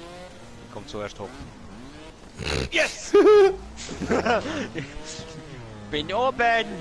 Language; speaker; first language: German; native; German